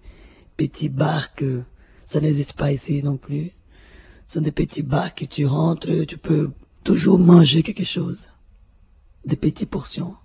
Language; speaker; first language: French; non-native, fluent; Portuguese